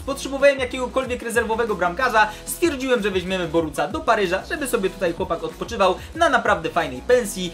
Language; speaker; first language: Polish; native; Polish